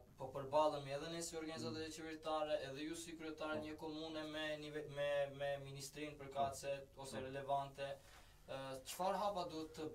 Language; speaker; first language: Albanian; non-native, local second language; Romany